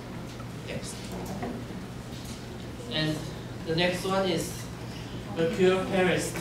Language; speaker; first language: English; non-native, learner; Chinese